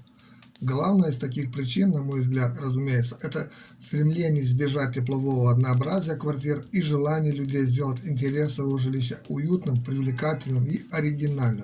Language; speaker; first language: Russian; native; Russian